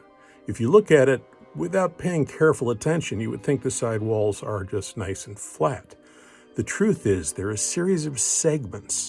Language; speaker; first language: English; native; English